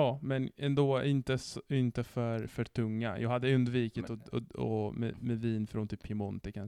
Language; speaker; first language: Swedish; non-native, fluent; Italian